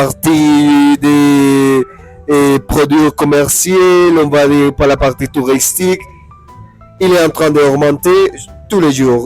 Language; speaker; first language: French; non-native, learner; Spanish